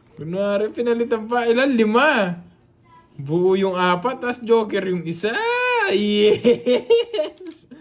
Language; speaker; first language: Filipino; non-native, local second language; Iloko